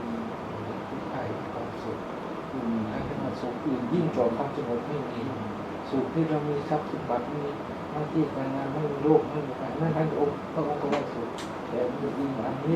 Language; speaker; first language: Thai; native; Thai